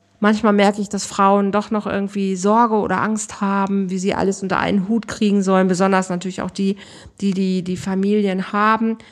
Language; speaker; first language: German; native; German